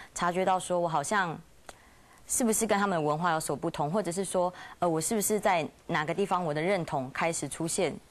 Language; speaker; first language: Chinese; native; Chinese